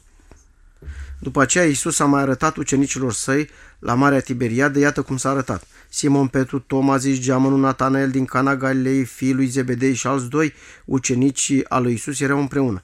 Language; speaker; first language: Romanian; native; Romanian